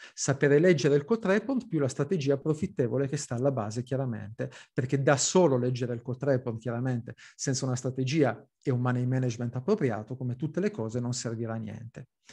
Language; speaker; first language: Italian; early bilingual, heritage; Italian